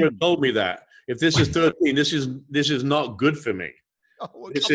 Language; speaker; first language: English; native; English